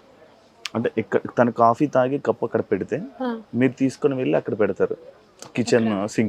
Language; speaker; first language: Telugu; native; Telugu